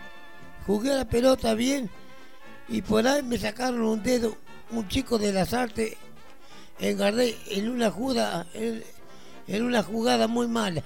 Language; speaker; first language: Spanish; native; Spanish